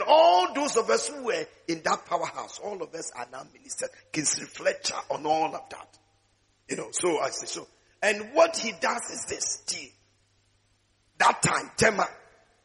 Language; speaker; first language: English; non-native, local second language; Akan